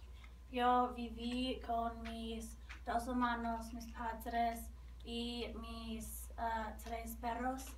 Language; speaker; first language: Spanish; non-native, learner; English